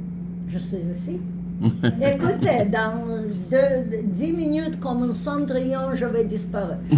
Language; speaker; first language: French; non-native, learner; English